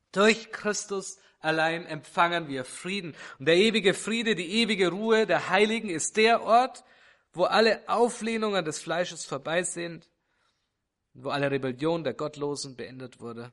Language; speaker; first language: German; native; German